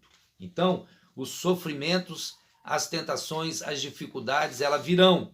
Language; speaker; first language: Portuguese; native; Portuguese